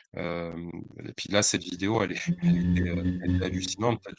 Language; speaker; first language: French; native; French